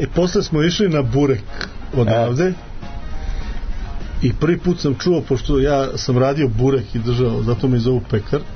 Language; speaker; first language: Serbian; native; Serbian